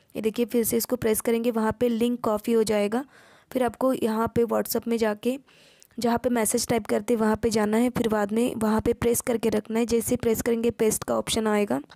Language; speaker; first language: Hindi; non-native, local second language; Marathi